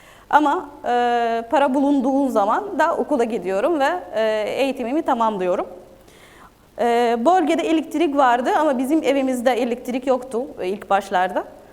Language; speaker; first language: Turkish; non-native, fluent; Arabic